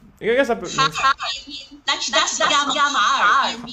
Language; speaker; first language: Italian; non-native, learner; Chinese